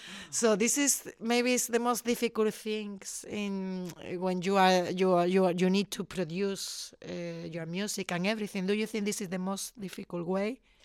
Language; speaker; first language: English; non-native, learner; Spanish